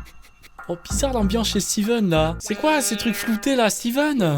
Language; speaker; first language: French; native; French